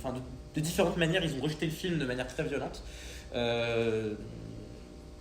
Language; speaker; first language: French; native; French